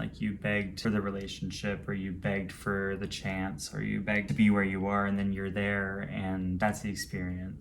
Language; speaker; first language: English; native; English